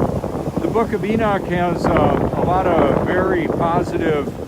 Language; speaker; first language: English; native; English